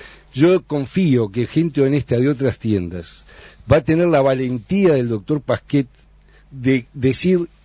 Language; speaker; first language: Spanish; native; Spanish